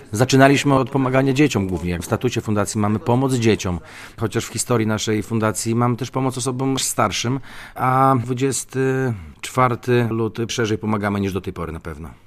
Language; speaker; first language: Polish; native; Polish